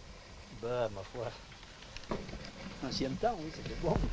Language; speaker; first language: French; native; French